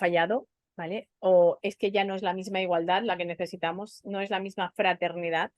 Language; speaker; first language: Spanish; native; Spanish